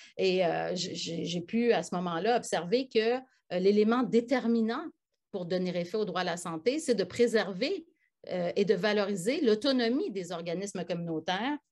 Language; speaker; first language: French; native; French